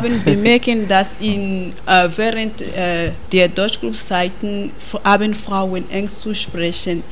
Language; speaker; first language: German; non-native, learner; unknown